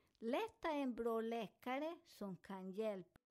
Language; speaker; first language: Swedish; non-native, fluent; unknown